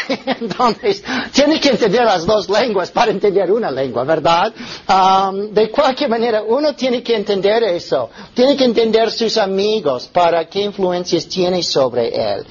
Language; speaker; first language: Spanish; non-native, fluent; English